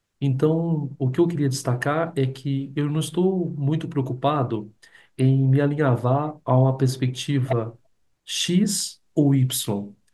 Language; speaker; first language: Portuguese; native; Portuguese